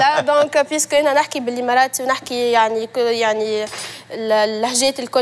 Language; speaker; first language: Arabic; native; Arabic